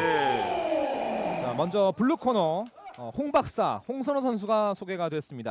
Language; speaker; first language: Korean; native; Korean